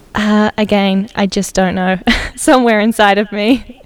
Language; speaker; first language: English; native; English